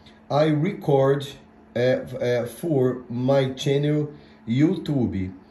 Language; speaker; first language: English; non-native, learner; Portuguese